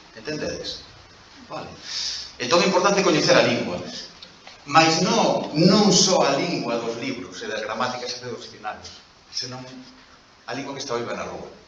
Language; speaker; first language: Galician; non-native, local second language; Spanish